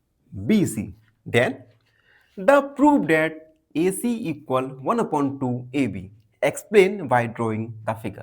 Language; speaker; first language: Hindi; native; Hindi